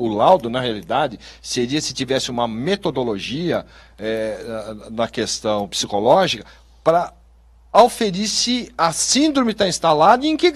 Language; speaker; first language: Portuguese; native; Portuguese